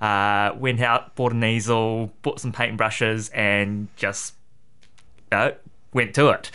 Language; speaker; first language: English; native; English